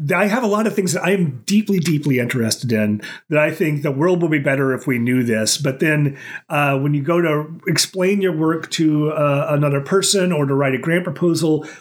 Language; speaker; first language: English; native; English